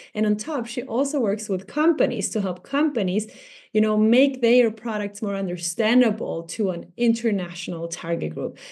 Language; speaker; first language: English; non-native, fluent; Spanish